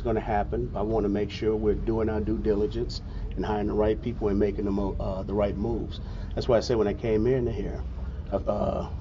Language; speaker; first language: English; native; English